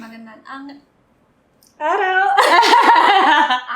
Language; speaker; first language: Filipino; non-native, learner; Russian